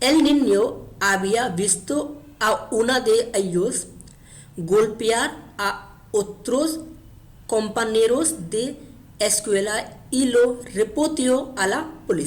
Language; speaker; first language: Spanish; non-native, fluent; Hindi